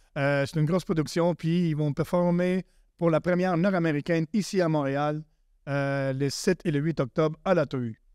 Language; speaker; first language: French; non-native, fluent; Spanish